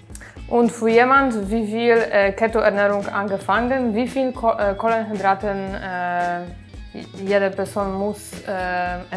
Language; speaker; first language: German; non-native, learner; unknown